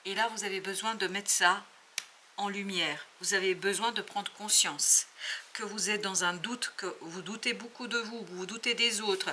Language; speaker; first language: French; native; French